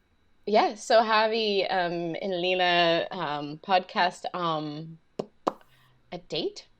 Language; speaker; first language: Danish; non-native, learner; English